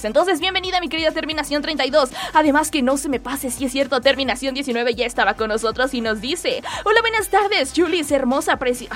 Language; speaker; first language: Spanish; native; Spanish